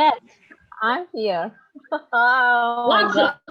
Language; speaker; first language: English; non-native, learner; Indonesian